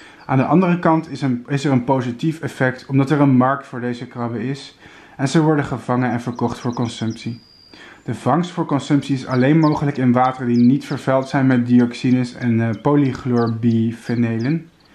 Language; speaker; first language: Dutch; native; Dutch